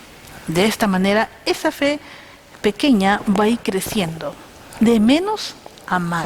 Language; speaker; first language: Spanish; native; Spanish